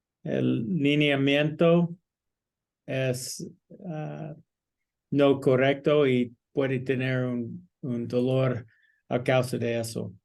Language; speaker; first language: Spanish; non-native, learner; English